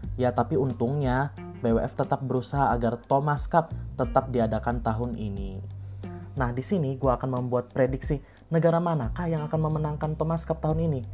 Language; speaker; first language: Indonesian; native; Indonesian